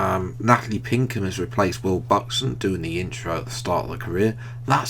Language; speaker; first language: English; native; English